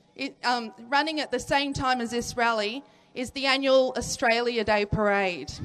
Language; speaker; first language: English; native; English